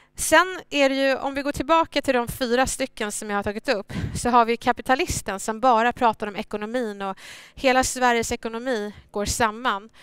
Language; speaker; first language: Swedish; early bilingual, other home language; Thai